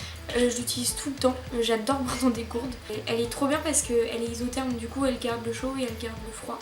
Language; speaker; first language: French; native; French